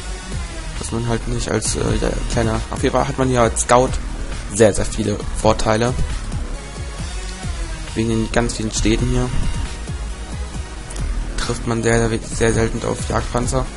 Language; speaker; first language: German; native; German